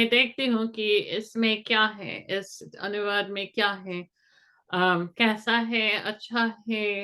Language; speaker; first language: Hindi; non-native, fluent; English